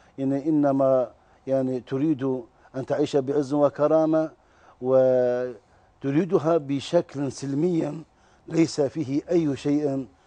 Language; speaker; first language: Arabic; non-native, fluent; Turkish